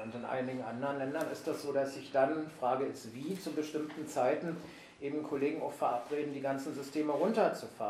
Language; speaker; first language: German; native; German